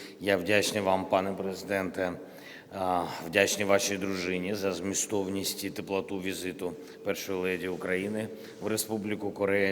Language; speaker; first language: Ukrainian; non-native, local second language; Russian